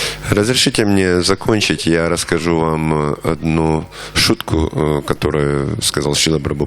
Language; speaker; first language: Russian; native; Russian